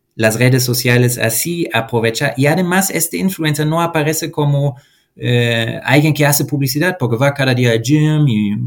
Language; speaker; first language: Spanish; non-native, fluent; German